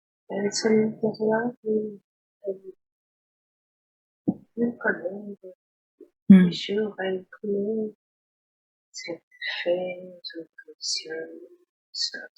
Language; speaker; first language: French; non-native, learner; Spanish